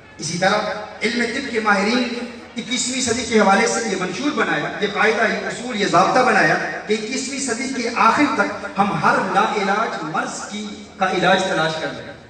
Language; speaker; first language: Urdu; early bilingual, heritage; Urdu